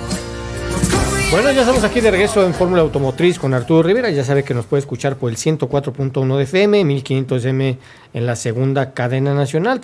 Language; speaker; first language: Spanish; native; Spanish